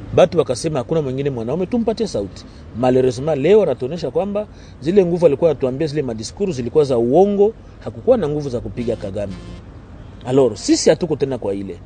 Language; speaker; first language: Swahili; native; Swahili